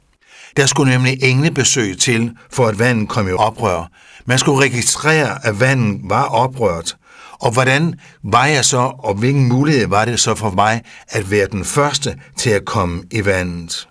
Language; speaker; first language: Danish; native; Danish